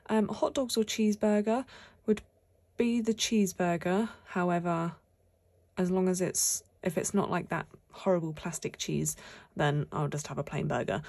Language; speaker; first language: English; native; English